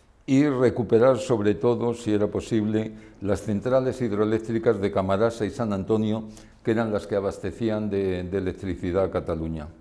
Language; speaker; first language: Spanish; native; Spanish